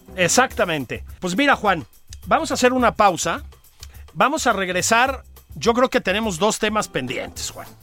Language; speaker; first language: Spanish; native; Spanish